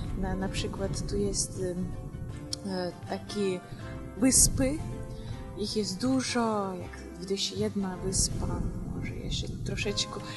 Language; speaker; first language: Polish; non-native, learner; Russian